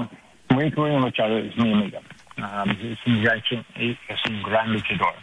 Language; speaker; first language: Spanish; non-native, learner; English